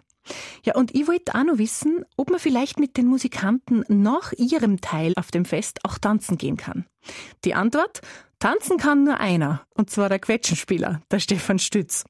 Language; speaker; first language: German; native; German